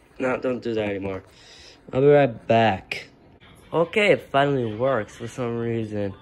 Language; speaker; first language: English; native; English